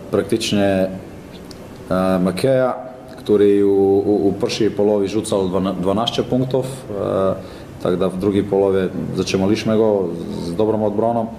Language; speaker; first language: Polish; non-native, learner; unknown